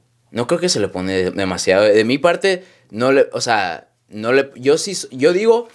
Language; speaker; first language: Spanish; early bilingual, heritage; Spanish